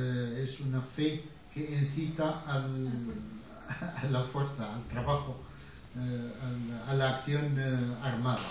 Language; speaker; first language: Spanish; non-native, fluent; Arabic